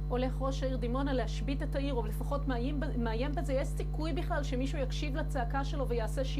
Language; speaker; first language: Hebrew; native; Hebrew